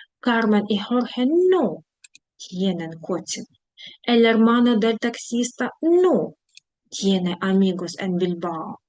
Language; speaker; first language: Spanish; non-native, fluent; Ukrainian